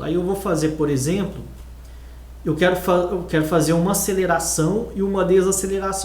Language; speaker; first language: Portuguese; native; Portuguese